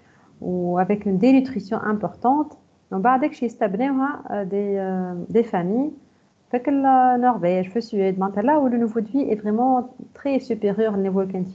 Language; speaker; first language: French; non-native, local second language; Arabic